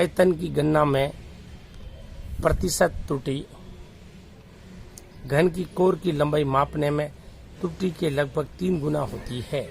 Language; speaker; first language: Hindi; native; Hindi